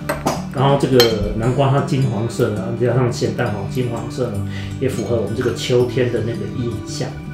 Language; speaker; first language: Chinese; native; Chinese